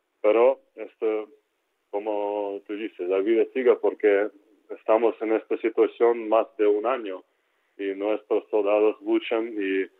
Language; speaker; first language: Spanish; non-native, learner; Ukrainian